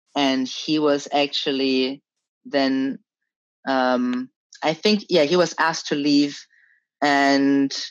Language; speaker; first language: English; early bilingual, other home language; Chinese